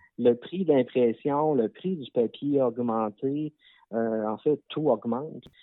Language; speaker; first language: French; native; French